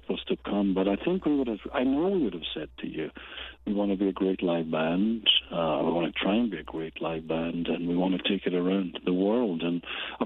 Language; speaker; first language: English; native; English